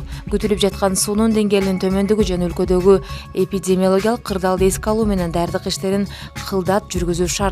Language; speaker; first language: Kyrgyz; native; Kyrgyz